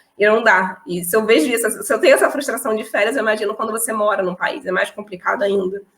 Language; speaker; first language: Portuguese; native; Portuguese